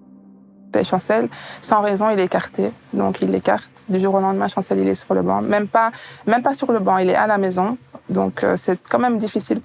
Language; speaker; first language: French; native; French